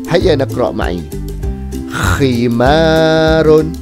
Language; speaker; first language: Arabic; non-native, fluent; Malay